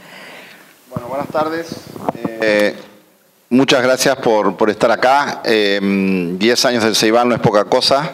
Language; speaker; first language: Spanish; native; Spanish